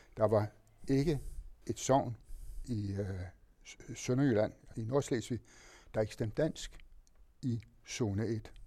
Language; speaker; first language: Danish; native; Danish